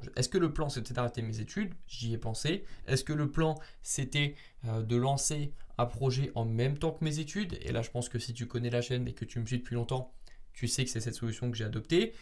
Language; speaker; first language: French; native; French